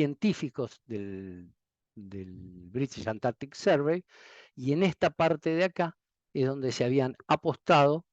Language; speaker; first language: Spanish; native; Spanish